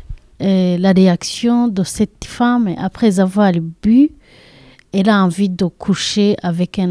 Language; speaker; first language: French; non-native, learner; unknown